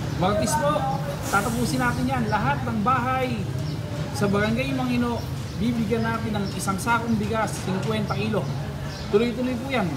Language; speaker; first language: Filipino; native; Filipino